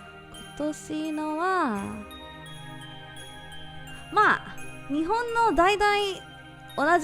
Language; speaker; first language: Japanese; non-native, learner; English